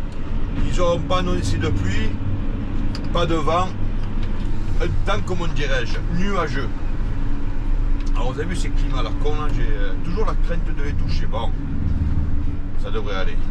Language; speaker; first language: French; native; French